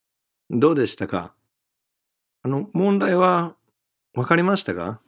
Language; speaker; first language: Japanese; non-native, fluent; English